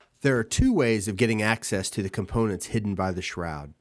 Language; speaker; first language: English; native; English